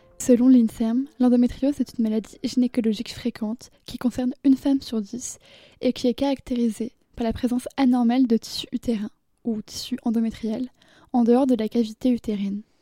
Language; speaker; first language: French; native; French